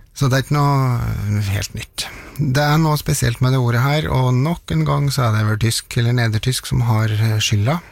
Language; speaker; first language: Norwegian; native; Norwegian